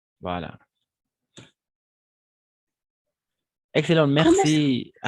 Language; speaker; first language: French; non-native, fluent; Spanish